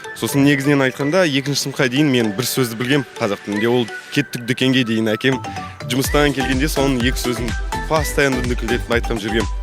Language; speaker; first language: Kazakh; non-native, local second language; Russian